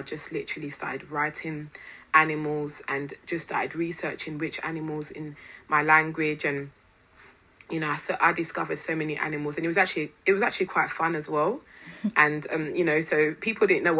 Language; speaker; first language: English; non-native, fluent; Lingala